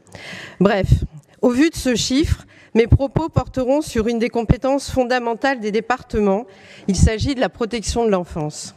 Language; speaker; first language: French; native; French